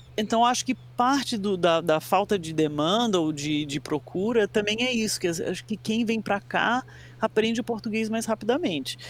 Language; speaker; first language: Portuguese; early bilingual, other home language; English